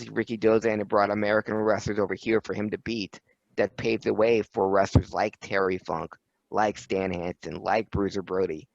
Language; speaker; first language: English; native; English